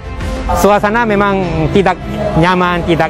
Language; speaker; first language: Indonesian; non-native, fluent; Korean